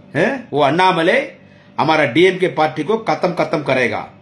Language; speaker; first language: Hindi; non-native, local second language; Tamil